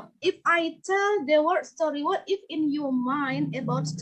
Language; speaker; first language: English; non-native, learner; Indonesian